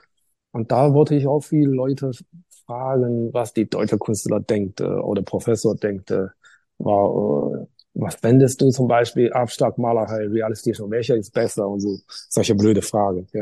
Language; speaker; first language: German; non-native, learner; Chinese